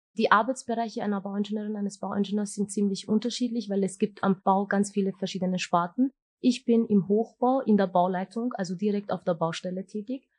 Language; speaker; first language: German; early bilingual, other home language; Turkish